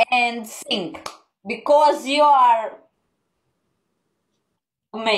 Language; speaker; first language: English; non-native, learner; Croatian